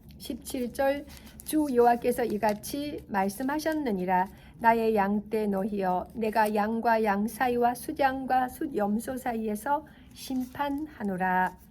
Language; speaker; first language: Korean; native; Korean